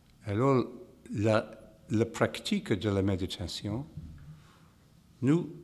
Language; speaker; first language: French; non-native, fluent; English